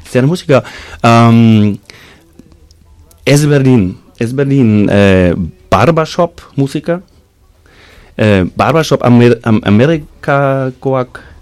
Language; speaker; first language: Basque; non-native, learner; German